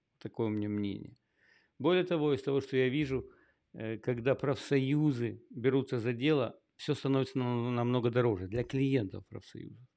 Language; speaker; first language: Russian; native; Russian